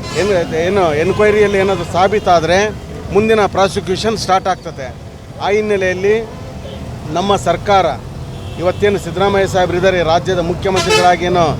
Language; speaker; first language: Kannada; native; Kannada